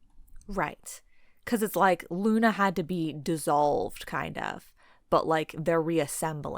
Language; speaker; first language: English; native; English